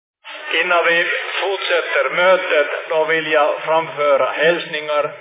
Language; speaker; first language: Swedish; non-native, fluent; Finnish